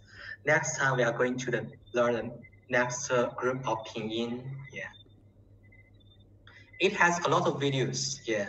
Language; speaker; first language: English; non-native, learner; Chinese